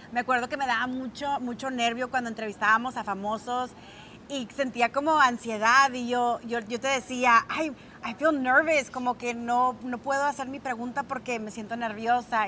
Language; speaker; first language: Spanish; early bilingual, other home language; English